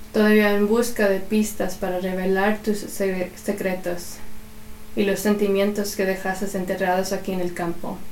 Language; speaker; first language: Spanish; early bilingual, other home language; English